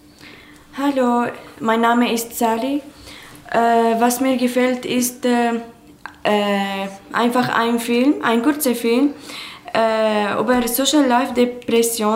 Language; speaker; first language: German; non-native, learner; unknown